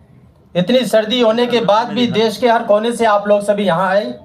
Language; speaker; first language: Hindi; native; Hindi